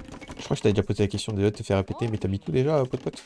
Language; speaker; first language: French; native; French